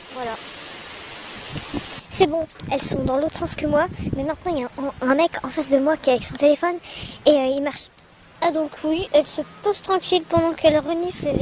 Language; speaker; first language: French; native; French